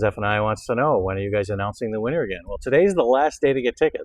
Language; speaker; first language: English; native; English